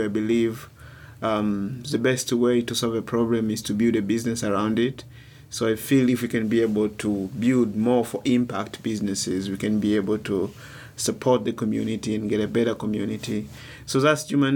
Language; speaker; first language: English; non-native, local second language; Swahili